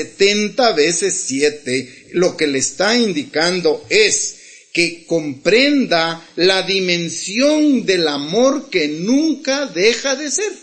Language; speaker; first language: Spanish; native; Spanish